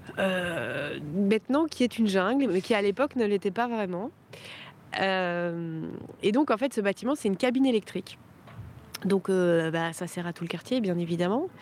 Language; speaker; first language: French; native; French